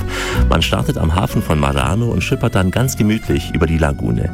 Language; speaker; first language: German; native; German